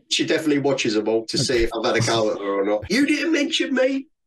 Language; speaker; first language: English; native; English